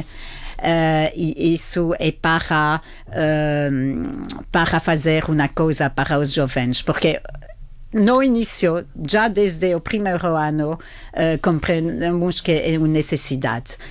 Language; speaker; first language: Portuguese; non-native, fluent; French